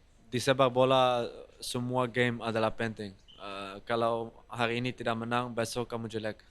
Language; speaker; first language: Indonesian; non-native, fluent; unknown